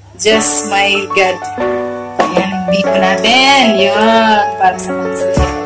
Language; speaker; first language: Filipino; non-native, local second language; Cebuano